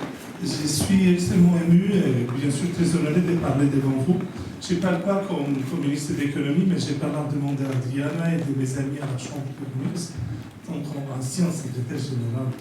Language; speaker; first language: French; non-native, fluent; Romanian